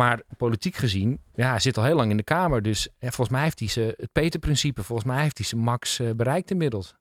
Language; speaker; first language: Dutch; native; Dutch